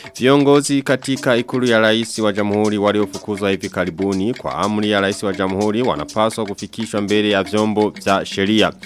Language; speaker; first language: Swahili; non-native, local second language; Rundi